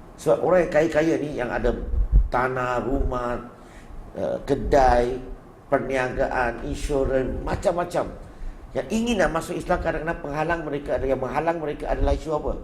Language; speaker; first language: Malay; non-native, local second language; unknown